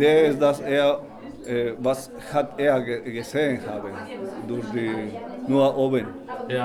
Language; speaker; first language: German; non-native, learner; Spanish